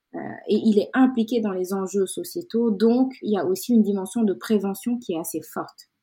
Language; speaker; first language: French; non-native, local second language; Wolof